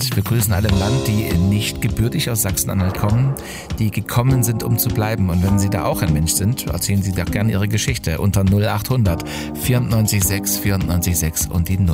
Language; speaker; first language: German; native; German